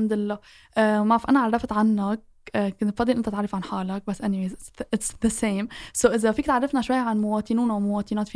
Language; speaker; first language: Arabic; native; Arabic